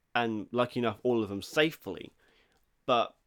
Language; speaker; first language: English; native; English